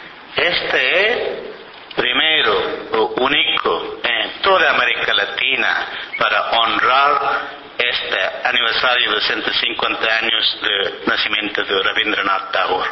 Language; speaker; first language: Spanish; non-native, learner; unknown